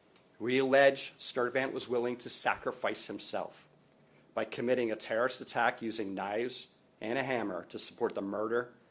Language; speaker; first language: English; native; English